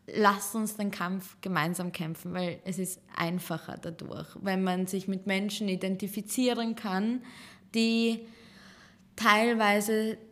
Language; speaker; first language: German; early bilingual, other home language; Serbian